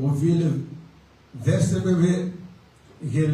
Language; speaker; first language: Dutch; non-native, learner; French